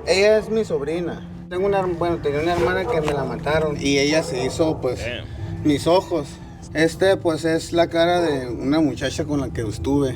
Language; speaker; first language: Spanish; native; Spanish